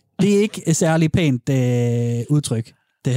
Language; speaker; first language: Danish; native; Danish